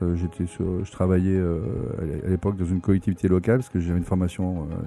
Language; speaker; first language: French; native; French